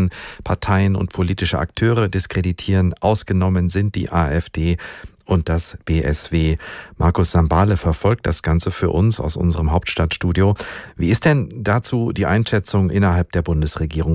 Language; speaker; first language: German; native; German